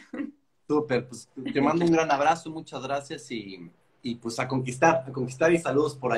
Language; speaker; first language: Spanish; native; Spanish